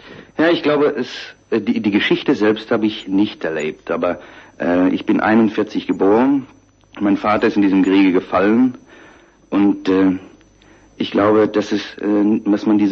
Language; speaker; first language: German; native; German